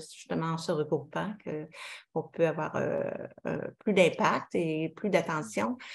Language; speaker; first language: French; native; French